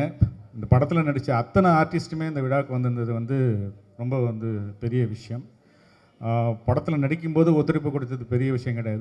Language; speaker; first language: Tamil; native; Tamil